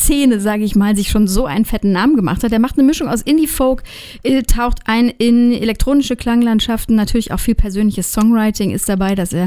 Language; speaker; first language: German; native; German